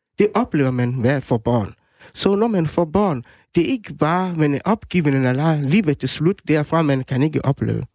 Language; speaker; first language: Danish; non-native, fluent; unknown